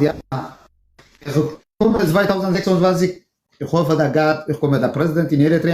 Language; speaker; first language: German; non-native, learner; Tigrinya